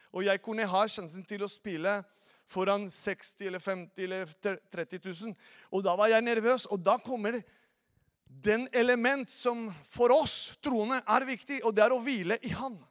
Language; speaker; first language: Norwegian; non-native, fluent; Spanish